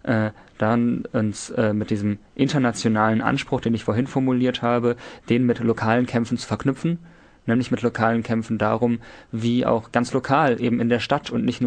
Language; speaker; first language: German; native; German